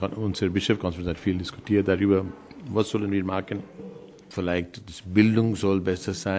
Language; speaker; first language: German; non-native, learner; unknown